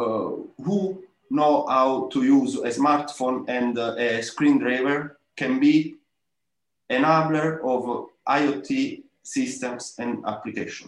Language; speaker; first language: English; non-native, learner; Italian